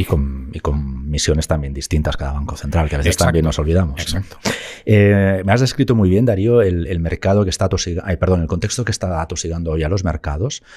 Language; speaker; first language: Spanish; native; Spanish